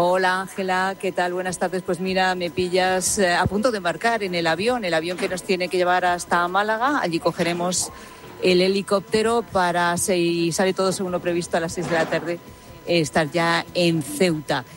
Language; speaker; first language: Spanish; native; Spanish